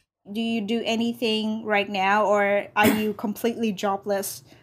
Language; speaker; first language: English; non-native, fluent; Vietnamese